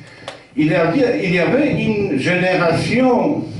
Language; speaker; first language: French; non-native, fluent; Polish